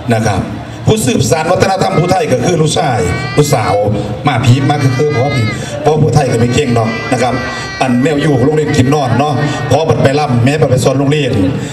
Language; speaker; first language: Thai; non-native, local second language; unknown